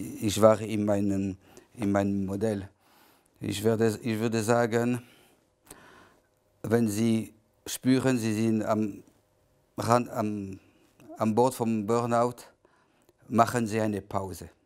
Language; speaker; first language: German; non-native, local second language; French